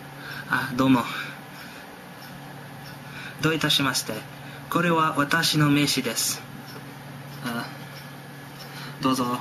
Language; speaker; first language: Japanese; non-native, learner; English